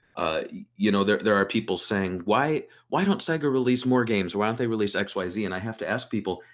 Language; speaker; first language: English; native; English